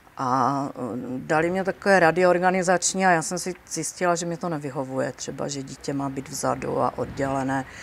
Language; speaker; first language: Czech; native; Czech